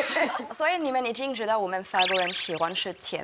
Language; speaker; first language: Chinese; non-native, fluent; French